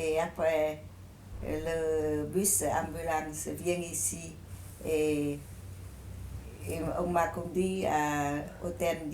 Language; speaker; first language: French; non-native, learner; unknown